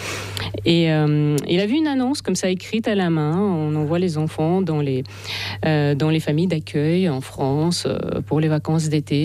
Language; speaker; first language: French; non-native, fluent; Russian